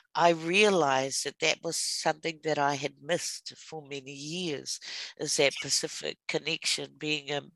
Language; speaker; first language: English; native; English